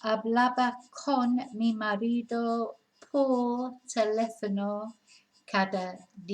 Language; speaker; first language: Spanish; non-native, fluent; English